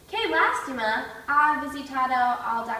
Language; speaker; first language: Spanish; non-native, learner; English